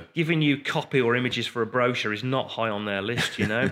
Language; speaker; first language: English; native; English